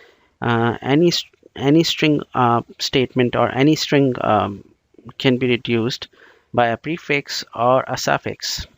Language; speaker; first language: English; non-native, local second language; Bangla